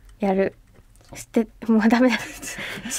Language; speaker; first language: Japanese; native; Japanese